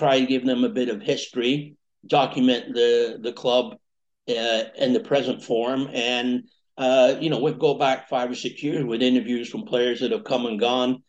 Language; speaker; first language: English; native; English